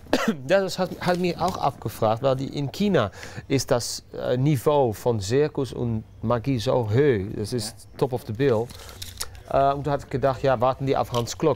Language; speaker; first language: German; non-native, learner; Dutch